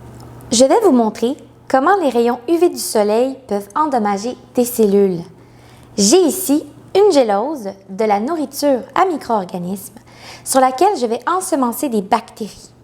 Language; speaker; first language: French; native; French